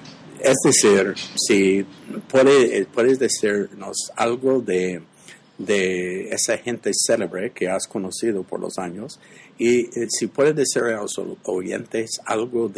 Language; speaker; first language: Spanish; non-native, fluent; English